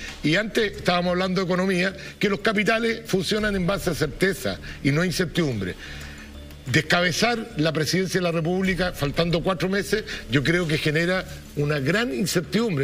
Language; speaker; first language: Spanish; native; Spanish